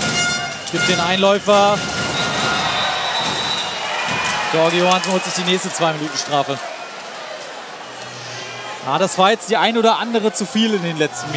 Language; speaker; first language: German; native; German